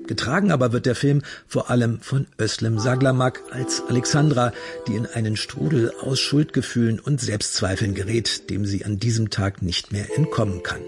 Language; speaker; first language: German; native; German